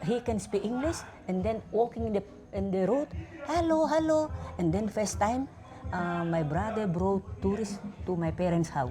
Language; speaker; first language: English; non-native, learner; Batak Toba